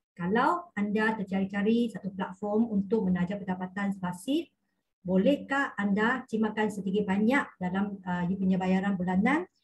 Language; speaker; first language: Malay; non-native, local second language; Cantonese